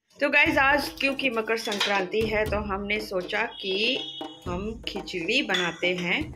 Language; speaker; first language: Hindi; non-native, local second language; Bangla